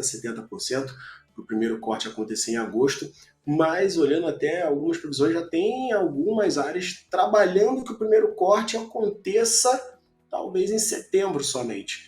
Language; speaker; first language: Portuguese; native; Portuguese